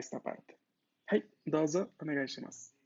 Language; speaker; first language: Japanese; non-native, fluent; Spanish